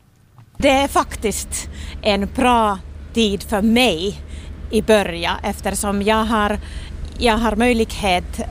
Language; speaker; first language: Swedish; non-native, local second language; Finnish